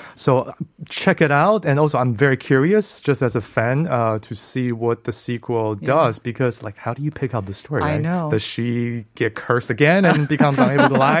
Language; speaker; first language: English; non-native, fluent; Chinese